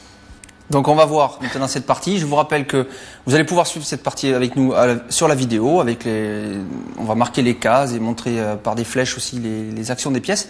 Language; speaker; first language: French; native; French